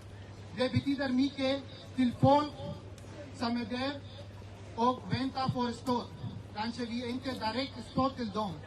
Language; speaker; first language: Swedish; non-native, fluent; Urdu